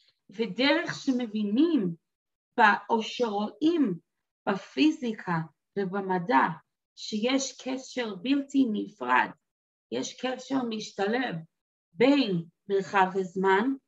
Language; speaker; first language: Hebrew; non-native, fluent; English